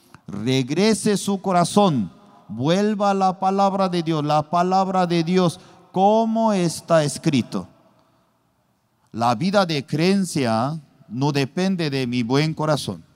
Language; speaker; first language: Spanish; non-native, learner; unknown